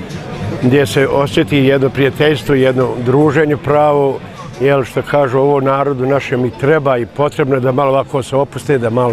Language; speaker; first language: Bosnian; native; Bosnian